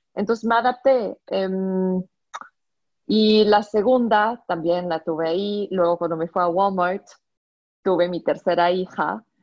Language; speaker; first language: Spanish; non-native, fluent; French